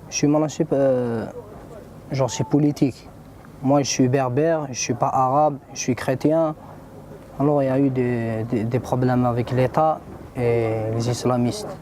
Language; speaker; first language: French; non-native, local second language; Berber languages